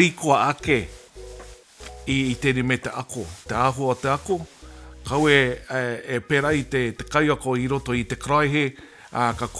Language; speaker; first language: Māori; non-native, local second language; English